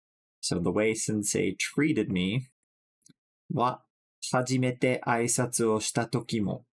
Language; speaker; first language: Japanese; non-native, fluent; English